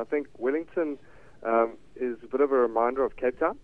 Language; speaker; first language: English; native; English